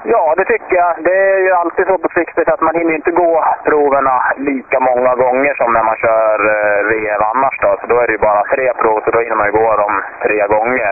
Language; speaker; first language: Swedish; native; Swedish